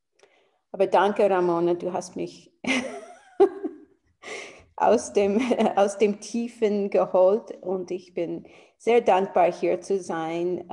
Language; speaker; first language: German; non-native, fluent; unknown